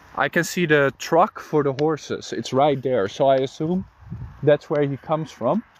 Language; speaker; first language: English; non-native, fluent; Dutch